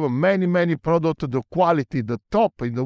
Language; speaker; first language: English; non-native, learner; Italian